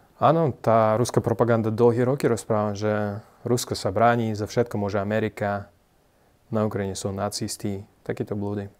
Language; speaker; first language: Slovak; non-native, fluent; Russian